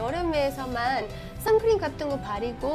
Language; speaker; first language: Korean; non-native, fluent; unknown